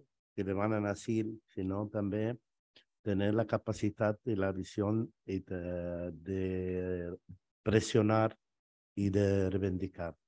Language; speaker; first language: Catalan; non-native, fluent; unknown